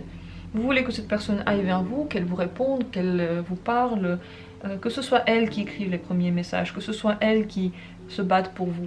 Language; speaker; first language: French; native; French